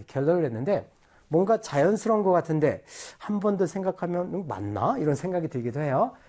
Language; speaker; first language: Korean; native; Korean